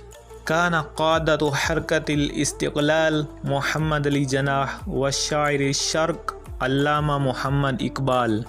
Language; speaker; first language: Arabic; non-native, learner; Urdu